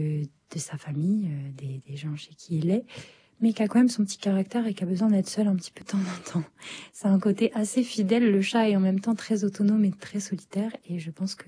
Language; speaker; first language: French; native; French